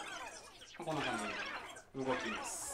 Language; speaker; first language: Japanese; native; Japanese